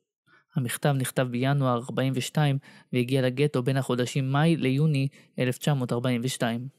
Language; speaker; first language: Hebrew; native; Hebrew